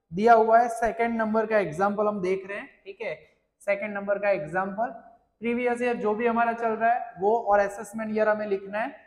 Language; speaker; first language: Hindi; non-native, local second language; Gujarati